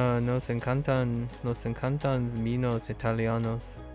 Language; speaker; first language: Spanish; non-native, learner; English